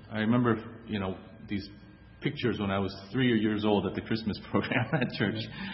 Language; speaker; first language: English; native; English